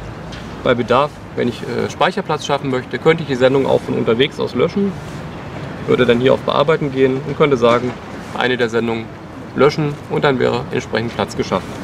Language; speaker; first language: German; native; German